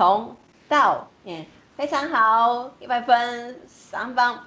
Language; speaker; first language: Chinese; non-native, fluent; Japanese